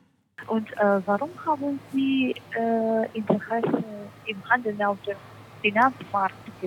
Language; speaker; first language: German; non-native, learner; Spanish